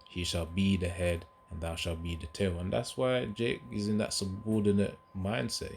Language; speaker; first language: English; native; English